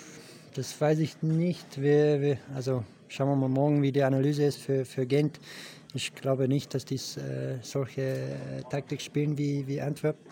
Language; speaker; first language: German; non-native, fluent; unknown